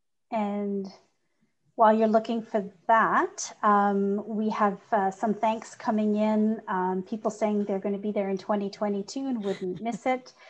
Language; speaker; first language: English; native; English